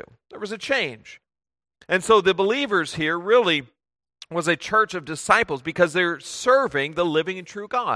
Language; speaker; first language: English; native; English